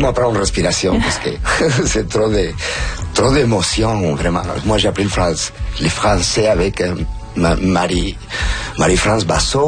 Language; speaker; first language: French; non-native, fluent; Spanish